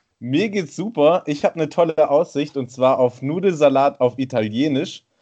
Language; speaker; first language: German; native; German